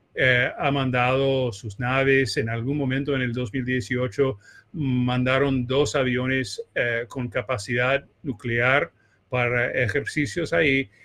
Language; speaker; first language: Spanish; non-native, fluent; English